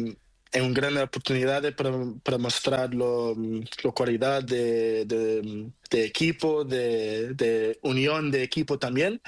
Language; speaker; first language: Spanish; non-native, learner; Portuguese